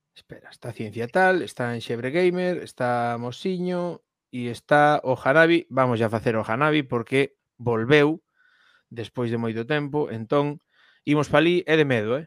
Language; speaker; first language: Galician; native; Galician